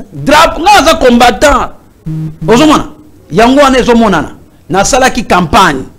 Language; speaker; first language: Lingala; non-native, local second language; Mongo